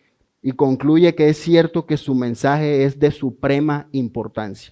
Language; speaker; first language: Spanish; native; Spanish